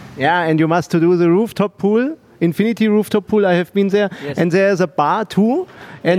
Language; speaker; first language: English; non-native, learner; German